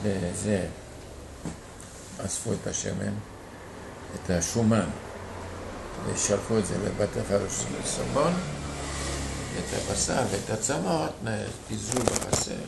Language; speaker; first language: Hebrew; non-native, fluent; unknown